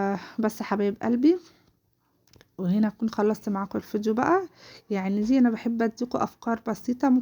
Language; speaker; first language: Arabic; native; Arabic